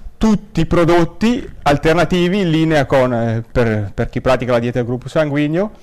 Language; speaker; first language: Italian; native; Italian